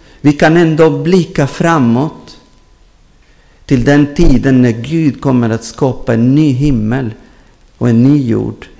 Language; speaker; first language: Swedish; non-native, fluent; Spanish